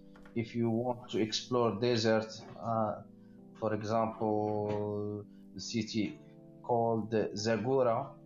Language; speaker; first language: English; non-native, learner; Arabic